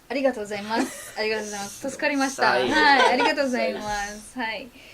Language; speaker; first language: Japanese; non-native, fluent; Polish